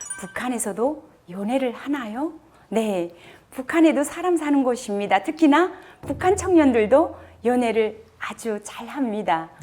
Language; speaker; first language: Korean; native; Korean